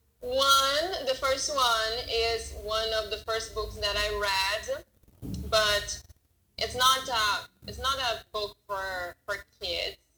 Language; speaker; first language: English; non-native, fluent; Portuguese